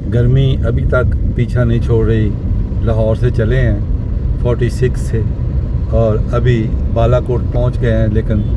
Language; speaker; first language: Urdu; non-native, local second language; Punjabi